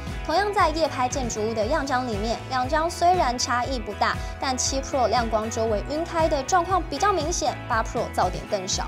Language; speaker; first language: Chinese; native; Chinese